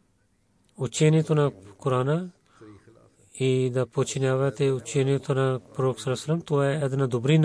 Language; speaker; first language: Bulgarian; non-native, learner; Urdu